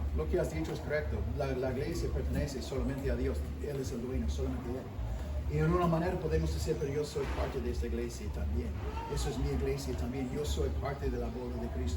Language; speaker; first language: Spanish; non-native, fluent; English